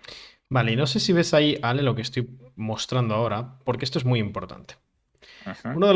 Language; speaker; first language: Spanish; native; Spanish